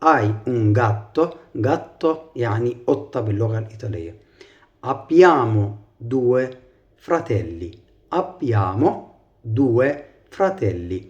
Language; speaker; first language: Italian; non-native, fluent; Arabic